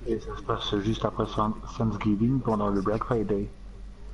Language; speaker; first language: French; native; French